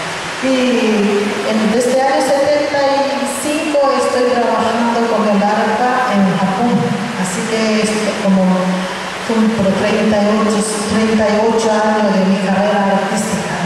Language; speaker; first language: Spanish; non-native, fluent; Japanese